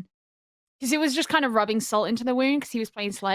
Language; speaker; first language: English; native; English